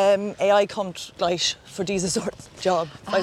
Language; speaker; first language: German; non-native, learner; English